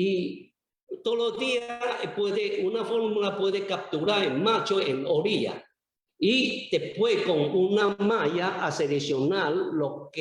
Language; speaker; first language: Spanish; non-native, learner; Chinese